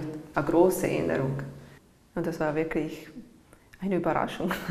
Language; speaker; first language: German; non-native, learner; Italian